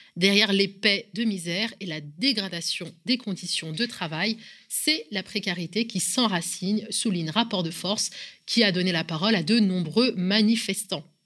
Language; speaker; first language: French; native; French